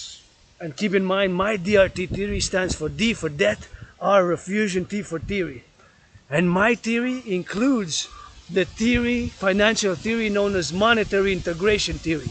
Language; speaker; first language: English; non-native, local second language; French